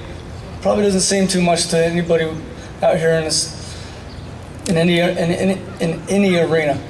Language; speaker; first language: English; native; English